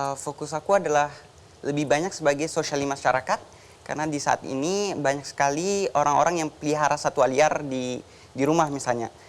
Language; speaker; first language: Indonesian; native; Indonesian